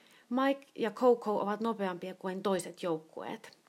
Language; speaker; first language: Finnish; native; Finnish